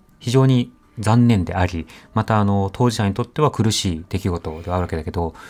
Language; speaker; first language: Japanese; native; Japanese